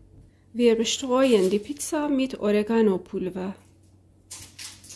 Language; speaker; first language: German; non-native, fluent; Persian